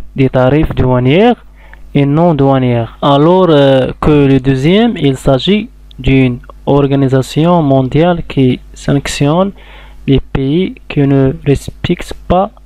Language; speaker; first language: French; non-native, local second language; Arabic